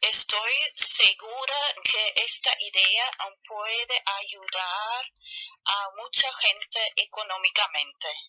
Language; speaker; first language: Spanish; non-native, fluent; German